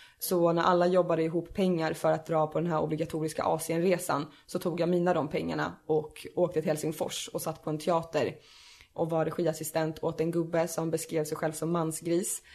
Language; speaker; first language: Swedish; native; Swedish